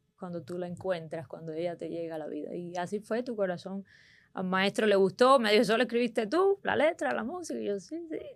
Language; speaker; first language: Spanish; native; Spanish